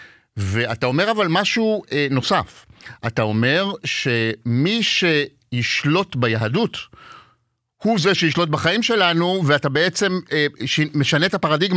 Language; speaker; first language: Hebrew; native; Hebrew